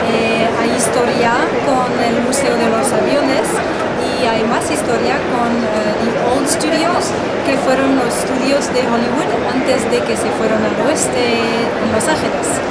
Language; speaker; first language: Spanish; non-native, fluent; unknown